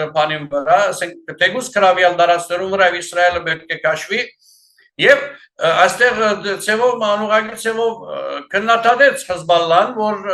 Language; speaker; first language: Armenian; early bilingual, heritage; Armenian